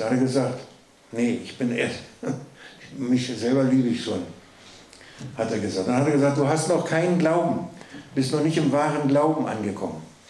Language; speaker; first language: German; native; German